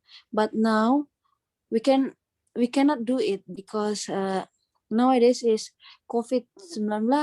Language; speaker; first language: English; non-native, learner; Indonesian